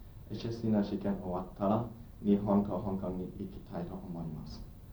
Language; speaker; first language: Japanese; non-native, learner; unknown